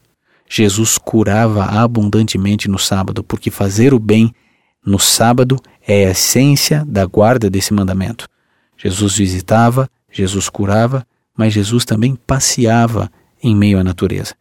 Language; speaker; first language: Portuguese; native; Portuguese